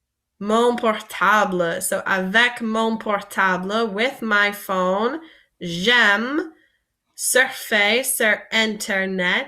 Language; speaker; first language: French; non-native, fluent; English